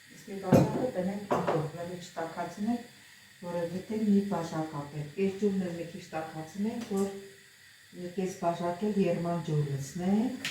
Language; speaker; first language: Armenian; native; Armenian